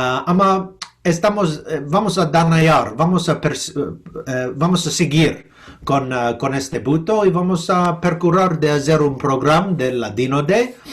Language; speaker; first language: Spanish; non-native, fluent; English